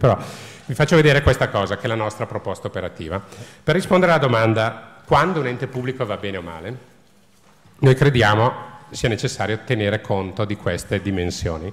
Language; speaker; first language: Italian; native; Italian